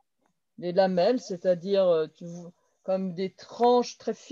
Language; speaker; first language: French; native; French